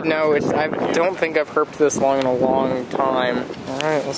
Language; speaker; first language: English; native; English